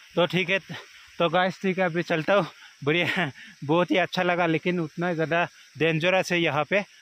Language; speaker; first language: Hindi; non-native, local second language; Assamese